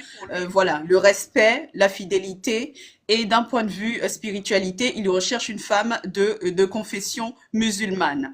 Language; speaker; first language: French; native; French